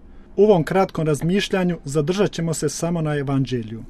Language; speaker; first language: Croatian; native; Croatian